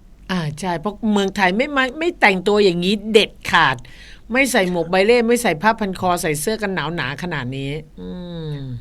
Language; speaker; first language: Thai; native; Thai